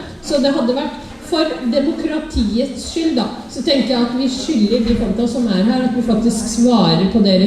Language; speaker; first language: Norwegian; early bilingual, other home language; Somali